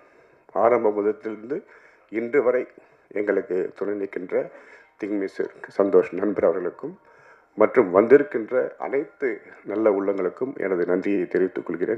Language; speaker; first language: Tamil; native; Tamil